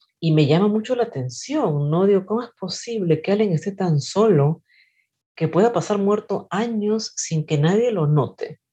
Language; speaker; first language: Spanish; native; Spanish